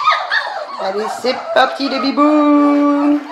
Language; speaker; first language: French; native; French